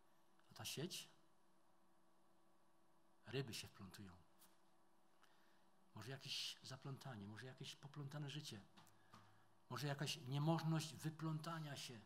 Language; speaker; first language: Polish; native; Polish